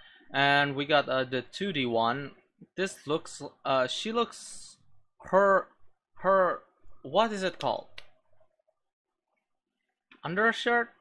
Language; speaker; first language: English; non-native, local second language; Filipino